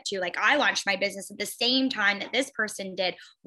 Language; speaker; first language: English; native; English